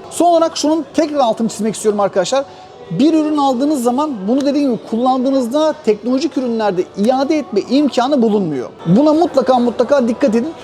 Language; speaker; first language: Turkish; native; Turkish